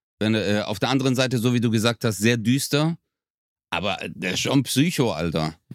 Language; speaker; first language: German; early bilingual, other home language; Turkish